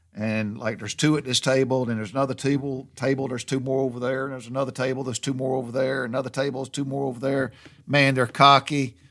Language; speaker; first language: English; native; English